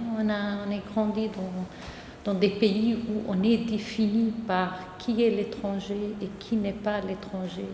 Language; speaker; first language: French; non-native, local second language; Arabic